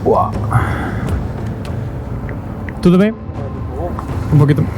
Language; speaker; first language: Portuguese; non-native, learner; Spanish